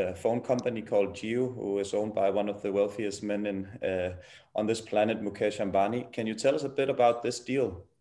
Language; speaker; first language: English; non-native, fluent; Danish